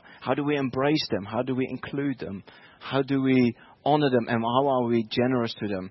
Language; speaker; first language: English; non-native, fluent; Dutch